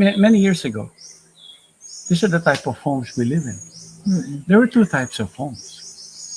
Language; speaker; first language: English; non-native, local second language; Filipino